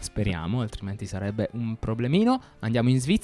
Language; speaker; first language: Italian; native; Italian